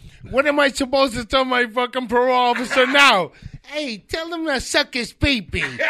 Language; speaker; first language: English; native; English